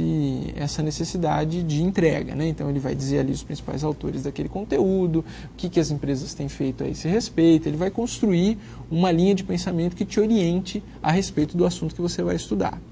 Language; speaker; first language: Portuguese; native; Portuguese